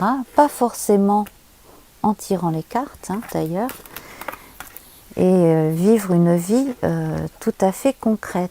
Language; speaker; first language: French; native; French